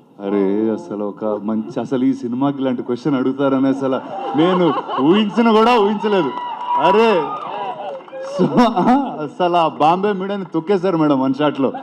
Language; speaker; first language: Telugu; native; Telugu